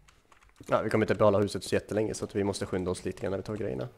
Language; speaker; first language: Swedish; native; Swedish